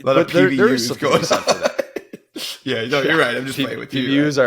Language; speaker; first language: English; native; English